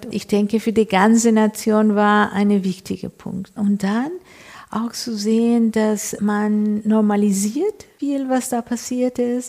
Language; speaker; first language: German; non-native, fluent; Spanish